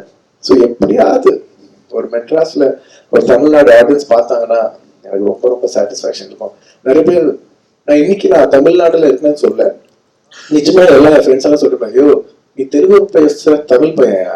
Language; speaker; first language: Tamil; non-native, local second language; Telugu